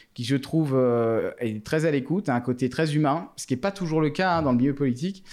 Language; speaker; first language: French; native; French